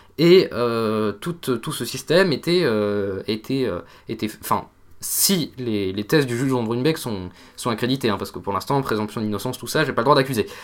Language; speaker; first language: French; native; French